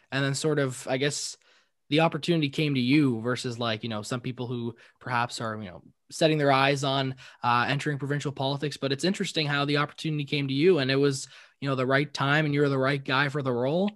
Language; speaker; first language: English; native; English